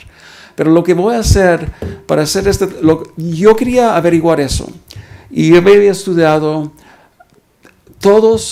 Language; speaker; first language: Spanish; early bilingual, heritage; Spanish